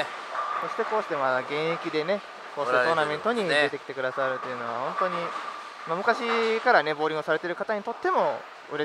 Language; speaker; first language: Japanese; native; Japanese